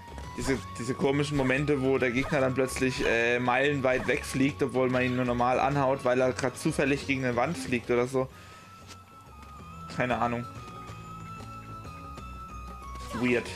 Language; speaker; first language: German; native; German